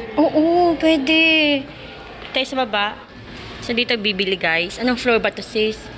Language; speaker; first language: Filipino; native; Filipino